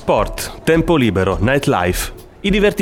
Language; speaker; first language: Italian; native; Italian